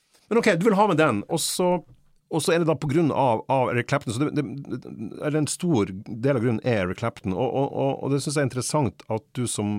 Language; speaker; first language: Norwegian; native; Norwegian